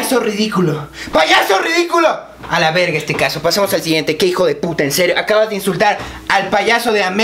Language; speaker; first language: Spanish; native; Spanish